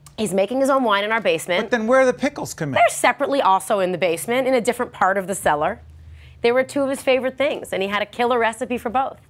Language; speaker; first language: English; native; English